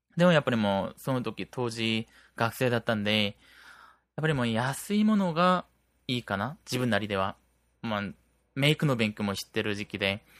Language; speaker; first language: Japanese; non-native, fluent; Korean